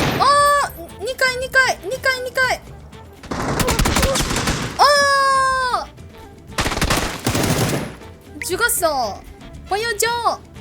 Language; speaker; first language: Japanese; non-native, learner; Korean